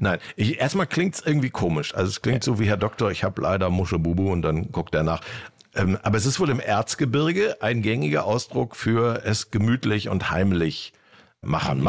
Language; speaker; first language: German; native; German